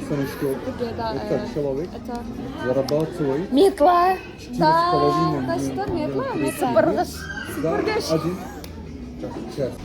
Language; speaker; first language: Russian; non-native, learner; Turkish